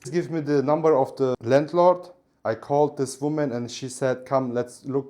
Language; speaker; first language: English; non-native, learner; Turkish